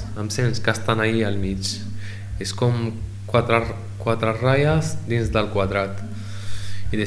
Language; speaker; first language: Catalan; non-native, learner; Arabic